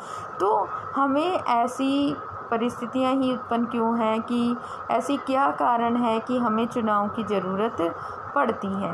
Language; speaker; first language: Hindi; native; Hindi